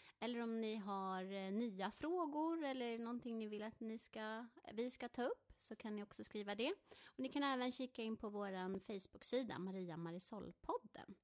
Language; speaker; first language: Swedish; native; Swedish